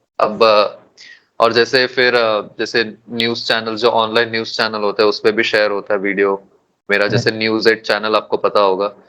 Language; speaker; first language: Hindi; non-native, local second language; Tulu